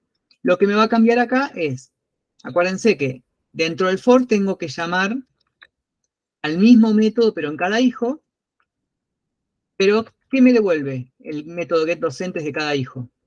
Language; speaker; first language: Spanish; native; Spanish